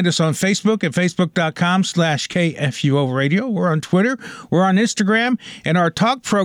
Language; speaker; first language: English; native; English